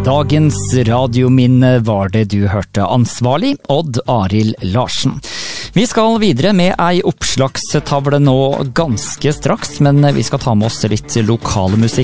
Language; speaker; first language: Norwegian; native; Norwegian